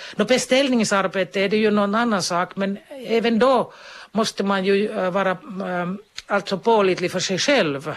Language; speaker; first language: Swedish; non-native, local second language; Finnish